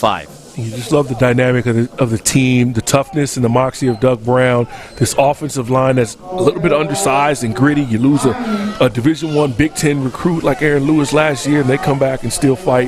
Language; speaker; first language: English; native; English